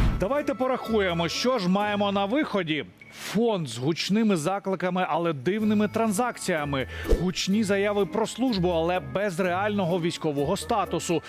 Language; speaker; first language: Ukrainian; native; Ukrainian